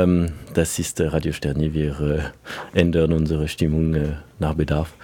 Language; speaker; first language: German; non-native, fluent; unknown